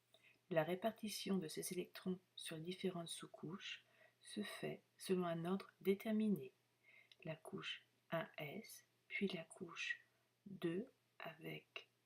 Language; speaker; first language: French; native; French